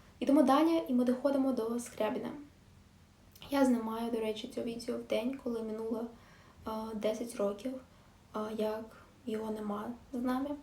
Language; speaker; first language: Ukrainian; non-native, local second language; Russian